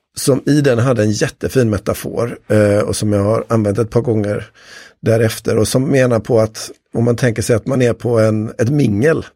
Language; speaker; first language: Swedish; native; Swedish